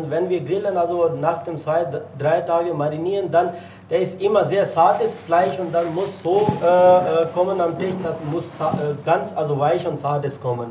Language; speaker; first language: German; non-native, learner; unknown